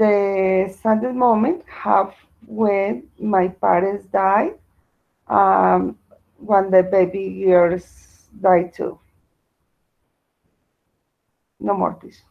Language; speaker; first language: English; non-native, learner; Spanish